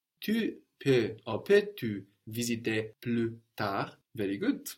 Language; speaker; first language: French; non-native, fluent; English